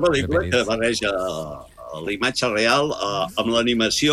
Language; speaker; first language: Catalan; native; Catalan